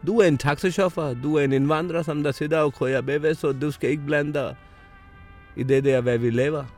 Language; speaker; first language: Danish; non-native, fluent; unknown